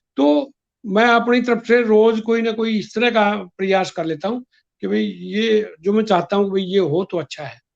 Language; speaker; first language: Hindi; native; Hindi